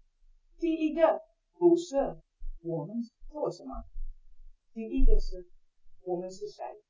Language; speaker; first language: Chinese; non-native, fluent; English